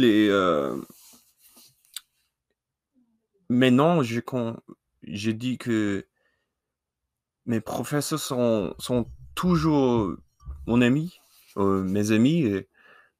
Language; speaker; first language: French; non-native, learner; English